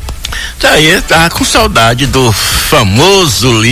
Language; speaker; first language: Portuguese; native; Portuguese